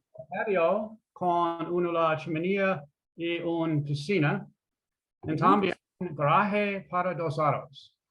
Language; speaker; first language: Spanish; non-native, learner; English